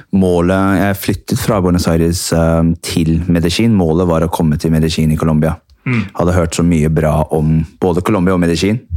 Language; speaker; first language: Norwegian; early bilingual, heritage; Norwegian